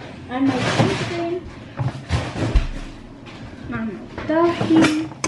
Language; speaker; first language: German; early bilingual, other home language; Turkish